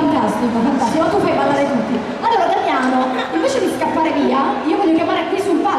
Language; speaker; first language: Italian; native; Italian